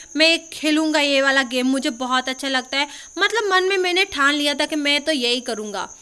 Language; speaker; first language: Hindi; non-native, local second language; Marathi